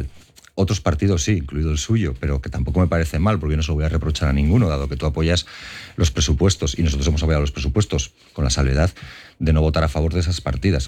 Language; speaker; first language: Spanish; native; Spanish